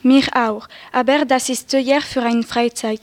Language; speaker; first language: German; non-native, learner; French